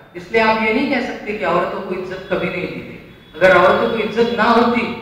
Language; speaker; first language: Hindi; non-native, local second language; Marathi